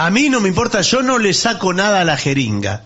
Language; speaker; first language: Spanish; native; Spanish